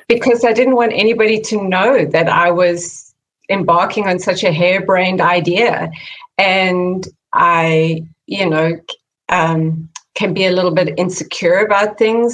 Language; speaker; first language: English; native; English